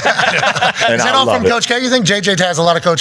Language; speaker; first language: English; native; English